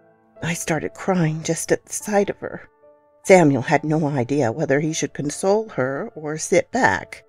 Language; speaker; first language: English; native; English